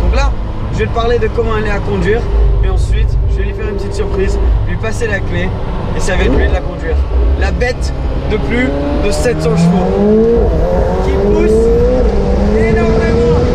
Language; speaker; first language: French; native; French